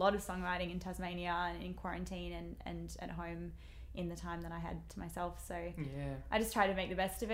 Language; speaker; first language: English; native; English